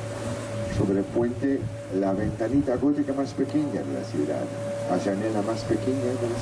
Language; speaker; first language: Spanish; non-native, learner; Dutch